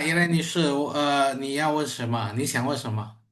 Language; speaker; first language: Chinese; non-native, fluent; Indonesian